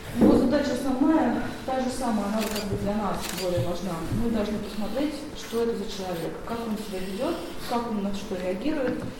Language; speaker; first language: Russian; native; Russian